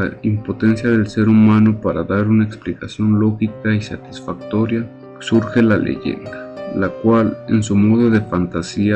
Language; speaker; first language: Spanish; native; Spanish